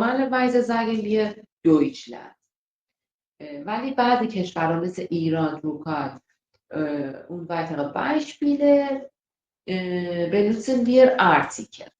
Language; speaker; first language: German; non-native, fluent; Persian